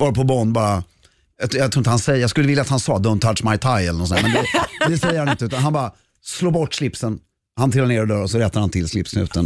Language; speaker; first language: Swedish; native; Swedish